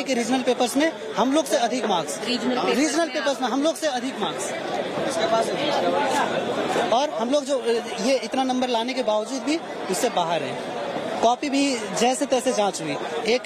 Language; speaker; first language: Hindi; non-native, local second language; Magahi